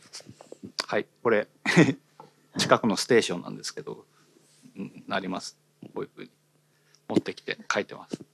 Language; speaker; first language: Japanese; native; Japanese